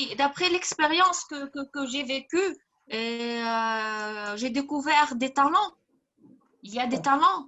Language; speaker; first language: French; non-native, fluent; Arabic